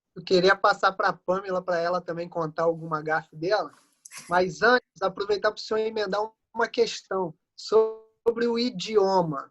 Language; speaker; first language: Portuguese; native; Portuguese